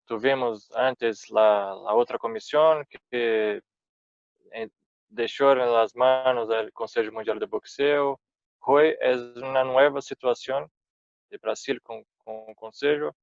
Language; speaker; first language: Spanish; non-native, fluent; Portuguese